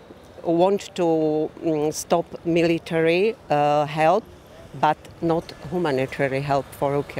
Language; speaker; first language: English; non-native, learner; Slovak